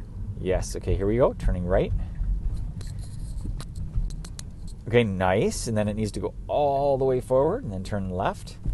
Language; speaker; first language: English; native; English